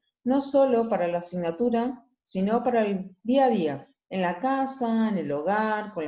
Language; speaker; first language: Spanish; native; Spanish